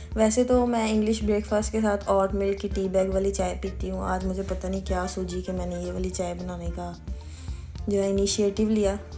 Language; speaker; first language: Urdu; native; Urdu